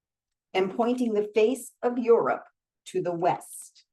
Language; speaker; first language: English; native; English